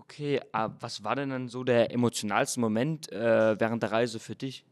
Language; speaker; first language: German; native; German